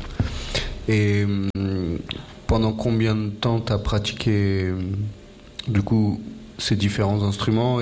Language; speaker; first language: French; native; French